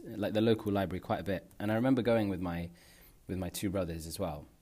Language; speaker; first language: English; native; English